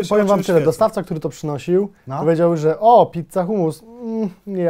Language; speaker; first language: Polish; native; Polish